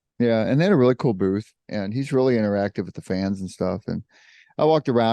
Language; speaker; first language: English; native; English